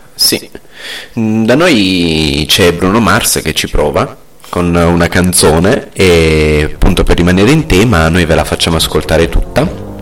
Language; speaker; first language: Italian; native; Italian